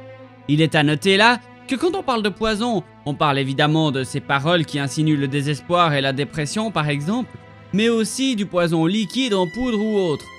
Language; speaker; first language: French; native; French